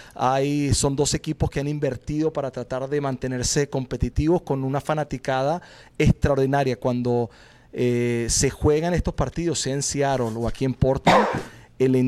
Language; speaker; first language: Spanish; native; Spanish